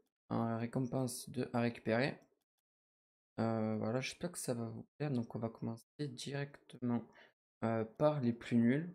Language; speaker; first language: French; native; French